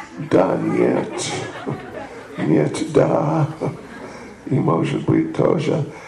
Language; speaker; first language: Russian; non-native, learner; English